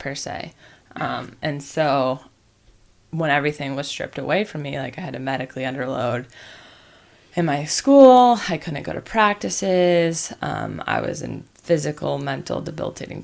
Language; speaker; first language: English; native; English